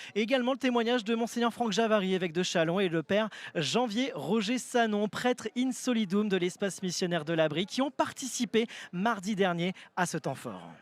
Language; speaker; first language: French; native; French